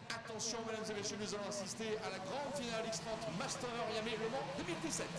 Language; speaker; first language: French; native; French